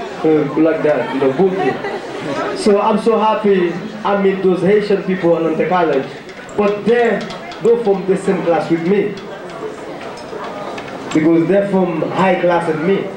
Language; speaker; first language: English; non-native, learner; Haitian Creole